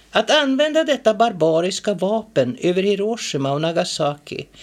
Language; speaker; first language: Swedish; native; Swedish